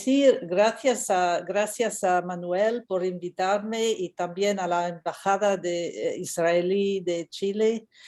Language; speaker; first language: Spanish; non-native, fluent; English